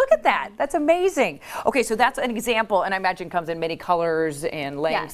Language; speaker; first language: English; native; English